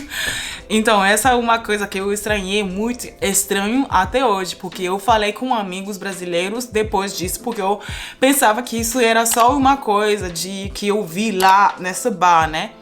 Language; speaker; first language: Portuguese; non-native, fluent; Spanish